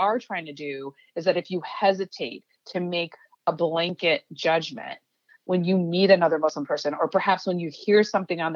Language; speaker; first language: English; early bilingual, other home language; Urdu